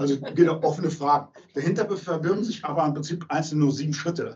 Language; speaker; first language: German; native; German